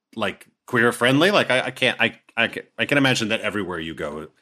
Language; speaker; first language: English; native; English